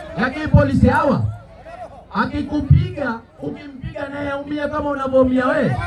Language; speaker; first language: Swahili; native; Swahili